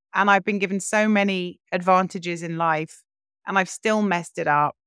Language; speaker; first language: English; native; English